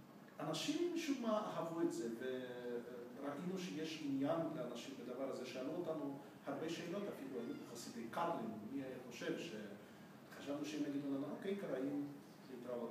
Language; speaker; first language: Hebrew; non-native, fluent; Russian